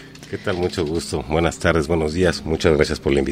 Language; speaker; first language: Spanish; native; Spanish